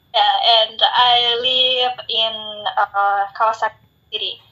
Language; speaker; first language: English; non-native, fluent; Indonesian